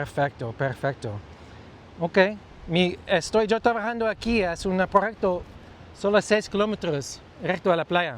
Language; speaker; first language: Spanish; non-native, learner; English